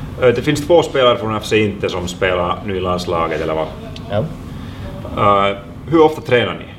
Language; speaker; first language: Swedish; non-native, local second language; Finnish